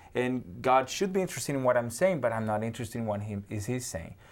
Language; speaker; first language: English; non-native, fluent; Portuguese